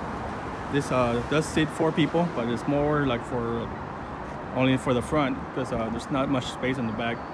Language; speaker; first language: English; native; English